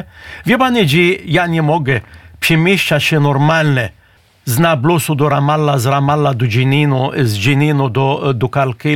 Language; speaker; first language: Polish; non-native, fluent; Arabic